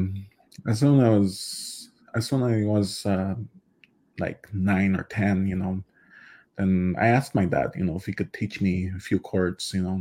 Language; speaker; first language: English; non-native, fluent; Cree